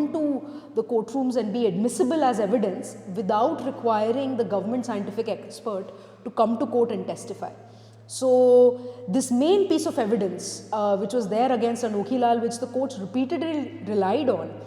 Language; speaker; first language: English; non-native, local second language; Hindi